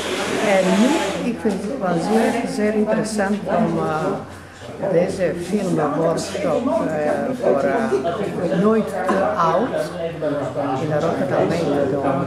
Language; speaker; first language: Dutch; non-native, fluent; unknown